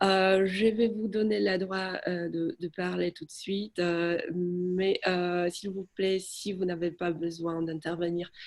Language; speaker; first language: French; non-native, fluent; Polish